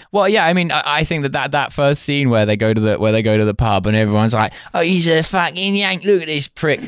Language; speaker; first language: English; native; English